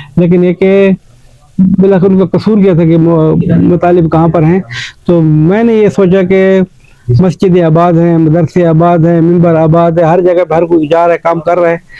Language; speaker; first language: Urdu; non-native, local second language; Punjabi